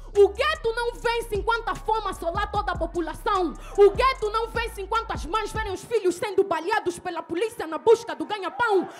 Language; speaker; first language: Portuguese; native; Portuguese